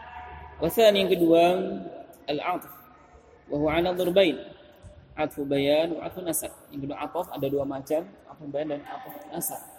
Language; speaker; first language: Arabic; non-native, fluent; Indonesian